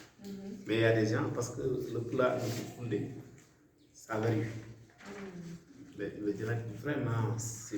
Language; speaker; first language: French; non-native, local second language; Fula